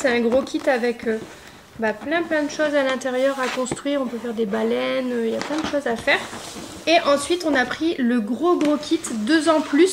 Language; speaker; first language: French; native; French